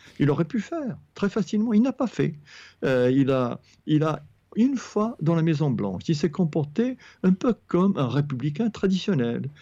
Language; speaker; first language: French; non-native, fluent; English